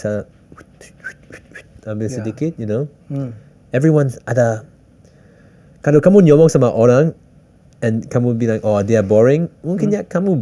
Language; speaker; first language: Indonesian; early bilingual, heritage; English